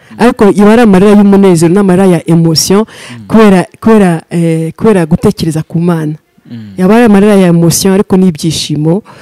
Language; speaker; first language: Kinyarwanda; early bilingual, heritage; Kinyarwanda